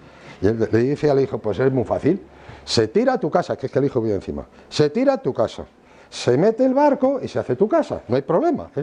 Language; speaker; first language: Spanish; native; Spanish